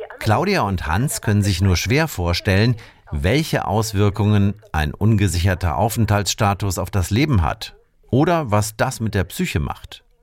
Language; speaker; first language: German; native; German